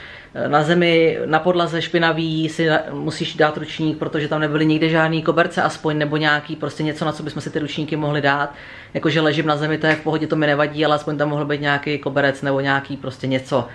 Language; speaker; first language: Czech; native; Czech